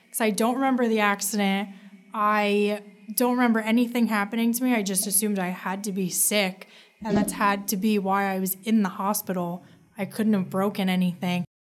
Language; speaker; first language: English; native; English